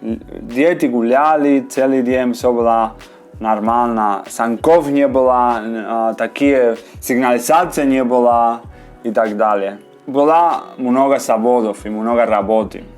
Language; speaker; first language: Russian; non-native, fluent; Spanish